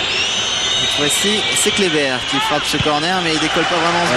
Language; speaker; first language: French; native; French